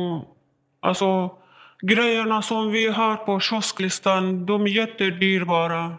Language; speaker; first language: Swedish; non-native, learner; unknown